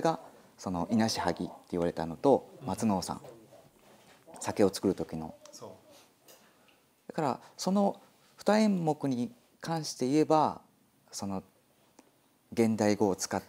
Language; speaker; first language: Japanese; native; Japanese